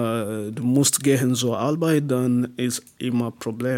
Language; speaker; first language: German; non-native, learner; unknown